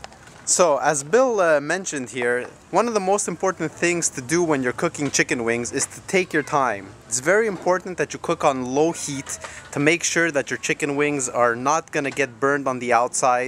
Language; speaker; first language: English; native; English